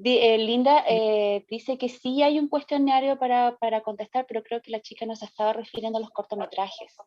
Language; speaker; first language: Spanish; native; Spanish